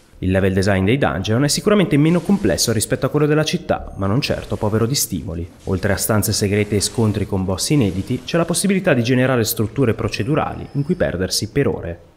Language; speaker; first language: Italian; native; Italian